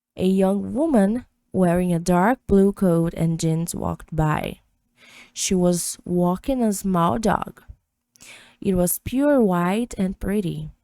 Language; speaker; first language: English; non-native, fluent; Portuguese